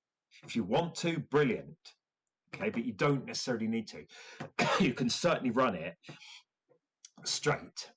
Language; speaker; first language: English; native; English